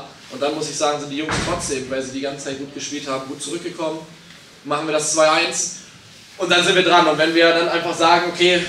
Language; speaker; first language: German; native; German